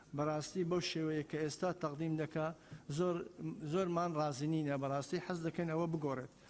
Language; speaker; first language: Central Kurdish; non-native, local second language; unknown